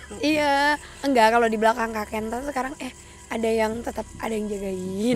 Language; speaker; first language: Indonesian; native; Indonesian